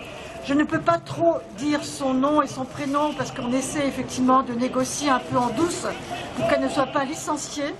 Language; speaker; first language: French; native; French